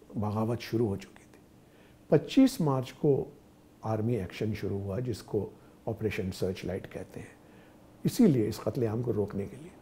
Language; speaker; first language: Urdu; native; Urdu